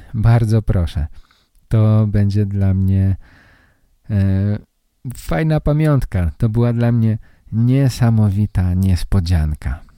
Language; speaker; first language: Polish; native; Polish